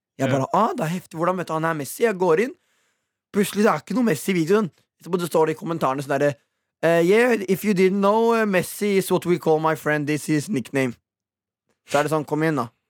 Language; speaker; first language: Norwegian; early bilingual, other home language; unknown